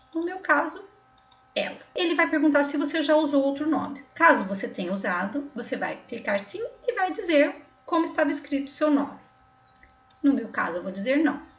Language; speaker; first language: Portuguese; native; Portuguese